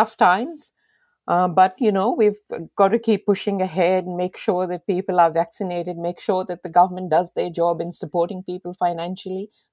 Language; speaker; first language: English; non-native, local second language; Urdu